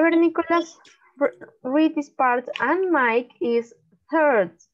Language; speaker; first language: English; non-native, learner; Spanish